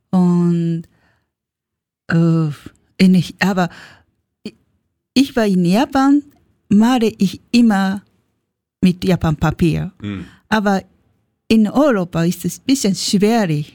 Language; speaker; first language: German; non-native, learner; Japanese